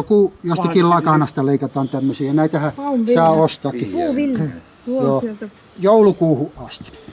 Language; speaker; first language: Finnish; native; Finnish